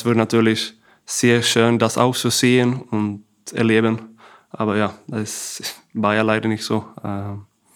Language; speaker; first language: German; non-native, fluent; Swedish